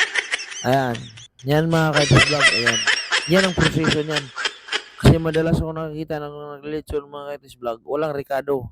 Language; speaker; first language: Filipino; non-native, local second language; Cebuano